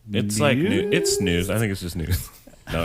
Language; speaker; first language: English; native; English